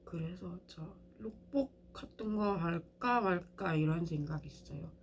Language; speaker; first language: Korean; non-native, learner; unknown